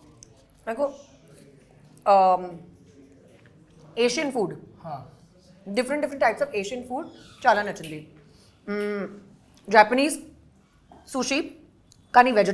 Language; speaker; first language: Telugu; non-native, local second language; Hindi